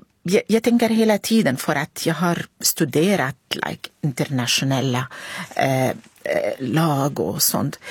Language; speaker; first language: Swedish; non-native, learner; Arabic